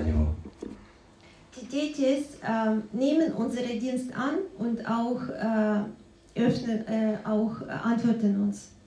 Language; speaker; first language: German; non-native, fluent; Russian